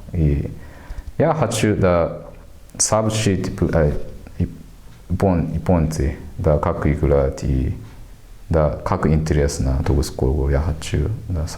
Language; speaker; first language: Russian; non-native, learner; Japanese